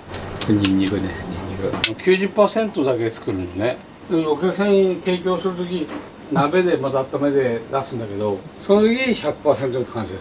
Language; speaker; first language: Japanese; native; Japanese